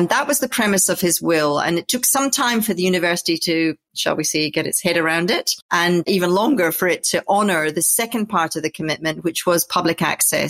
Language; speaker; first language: English; native; English